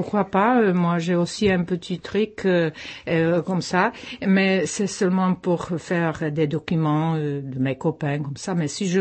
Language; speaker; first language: French; non-native, fluent; Czech